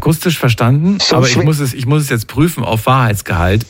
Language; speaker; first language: German; native; German